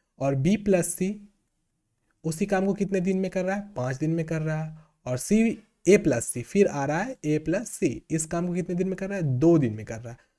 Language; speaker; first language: Hindi; native; Hindi